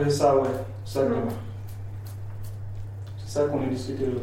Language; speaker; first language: French; non-native, learner; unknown